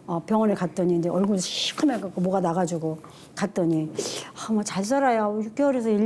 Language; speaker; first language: Korean; native; Korean